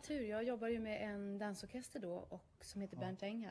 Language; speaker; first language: Swedish; native; Swedish